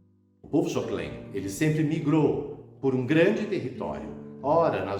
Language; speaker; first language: Portuguese; native; Portuguese